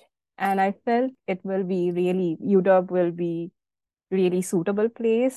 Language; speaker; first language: English; non-native, local second language; Bangla